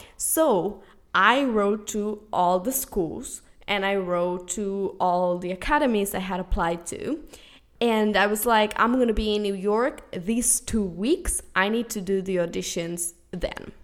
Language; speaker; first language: English; non-native, fluent; Spanish